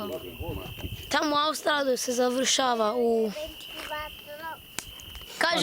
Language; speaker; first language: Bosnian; early bilingual, heritage; English